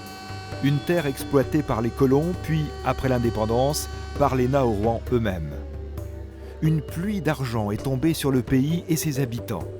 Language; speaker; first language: French; native; French